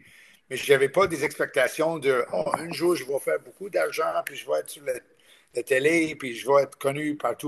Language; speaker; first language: French; non-native, local second language; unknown